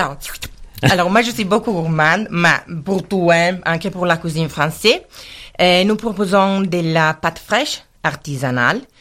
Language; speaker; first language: French; non-native, learner; Italian